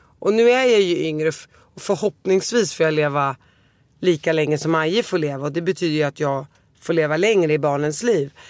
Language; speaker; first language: Swedish; early bilingual, other home language; Arabic